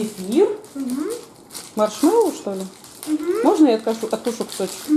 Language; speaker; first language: Russian; native; Russian